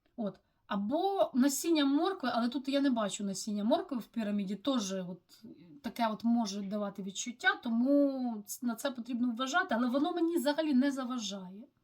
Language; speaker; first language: Ukrainian; non-native, local second language; Russian